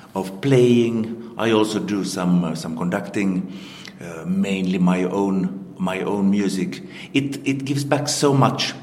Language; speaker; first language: English; non-native, fluent; Finnish